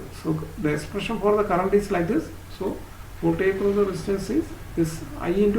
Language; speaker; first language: English; non-native, local second language; Malayalam